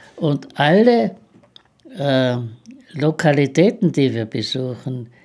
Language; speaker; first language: German; native; German